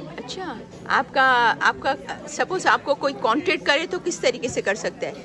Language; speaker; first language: Urdu; native; Urdu